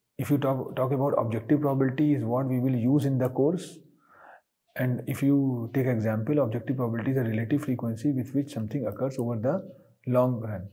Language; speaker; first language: English; non-native, local second language; Hindi